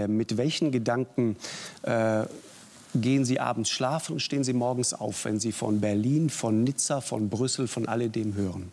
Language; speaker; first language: German; native; German